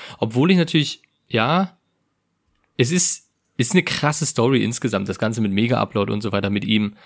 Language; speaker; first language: German; native; German